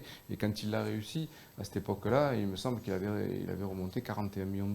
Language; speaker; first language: French; native; French